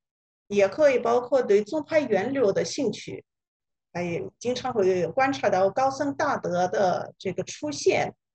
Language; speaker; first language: Chinese; non-native, fluent; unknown